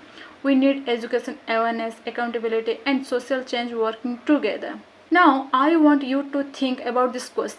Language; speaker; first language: Hindi; native; Hindi